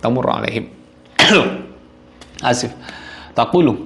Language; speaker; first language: Arabic; non-native, fluent; Javanese